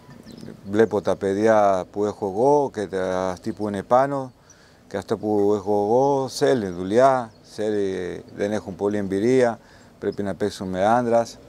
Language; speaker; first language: Greek; non-native, learner; Spanish